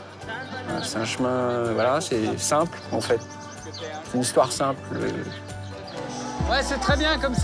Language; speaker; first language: French; native; French